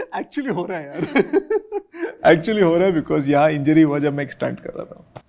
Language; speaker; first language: Hindi; non-native, local second language; Telugu